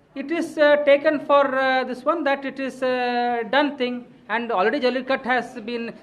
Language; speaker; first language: English; non-native, local second language; Tamil